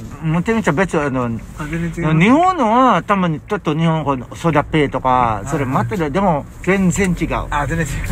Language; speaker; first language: Japanese; non-native, learner; Filipino